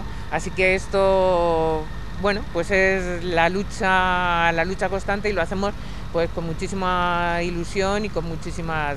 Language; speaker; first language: Spanish; native; Spanish